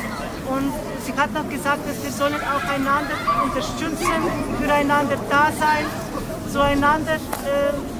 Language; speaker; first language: German; non-native, learner; Ukrainian